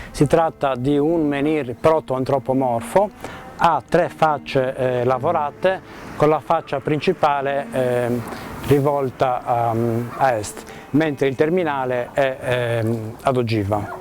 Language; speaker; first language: Italian; native; Italian